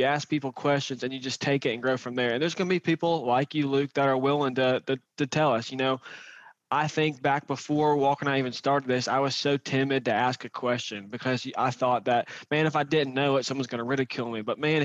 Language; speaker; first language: English; native; English